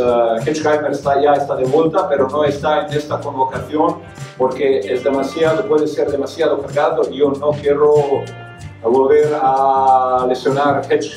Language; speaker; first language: Spanish; non-native, fluent; Serbian